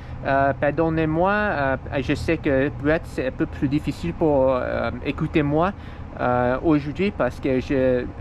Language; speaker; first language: French; non-native, learner; English